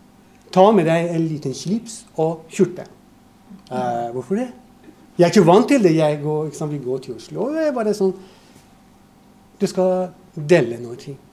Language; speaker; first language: Norwegian; non-native, fluent; Persian